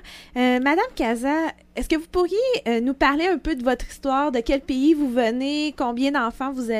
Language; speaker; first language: French; native; French